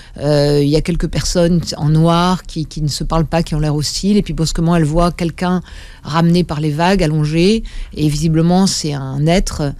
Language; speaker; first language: French; native; French